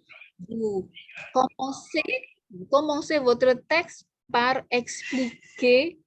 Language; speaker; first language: French; non-native, fluent; Indonesian